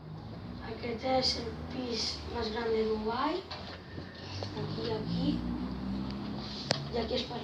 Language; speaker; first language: Catalan; non-native, local second language; Spanish